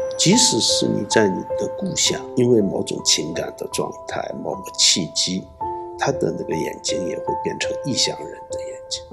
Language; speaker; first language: Chinese; non-native, local second language; Korean